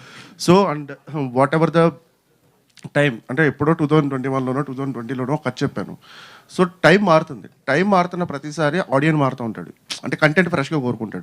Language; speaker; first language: Telugu; native; Telugu